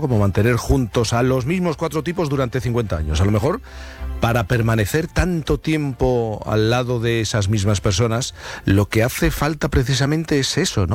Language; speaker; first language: Spanish; native; Spanish